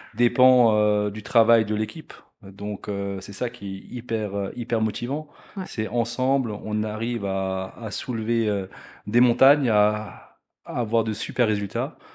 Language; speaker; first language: French; native; French